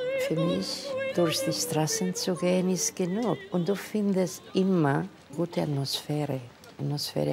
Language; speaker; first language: German; non-native, fluent; Catalan